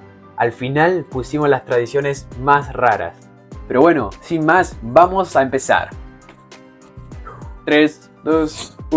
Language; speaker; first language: Spanish; native; Spanish